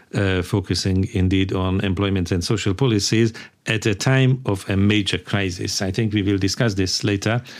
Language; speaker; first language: English; non-native, fluent; Hungarian